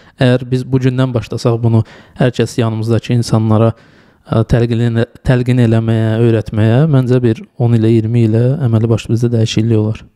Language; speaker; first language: Azerbaijani; native; Azerbaijani